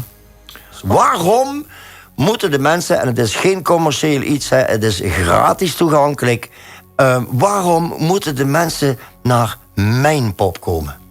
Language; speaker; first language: Dutch; native; Dutch